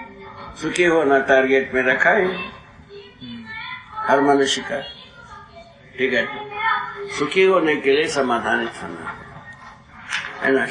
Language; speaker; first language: Hindi; non-native, local second language; Kannada